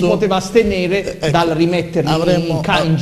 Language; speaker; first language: Italian; native; Italian